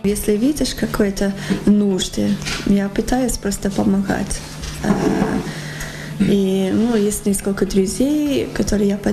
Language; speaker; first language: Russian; non-native, learner; English